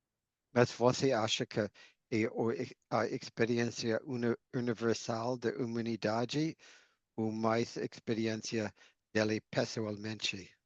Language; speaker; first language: Portuguese; non-native, learner; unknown